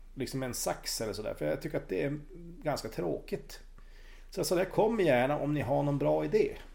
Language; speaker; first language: Swedish; native; Swedish